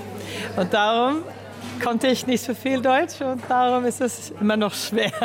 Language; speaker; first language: German; early bilingual, heritage; German